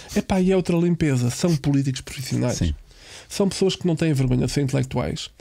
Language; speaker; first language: Portuguese; native; Portuguese